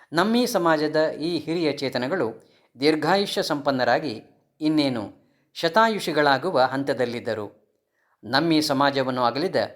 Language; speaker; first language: Kannada; non-native, local second language; Marathi